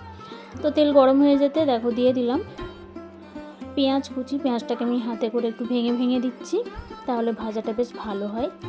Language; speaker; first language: Bangla; native; Bangla